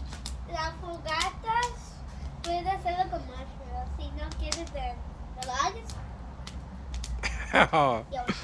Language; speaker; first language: Spanish; early bilingual, heritage; English